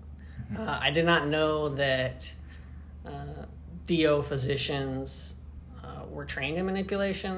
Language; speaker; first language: English; native; English